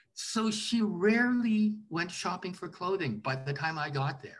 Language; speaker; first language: English; native; English